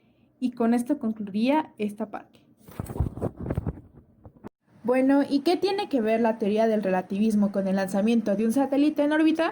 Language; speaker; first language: Spanish; native; Spanish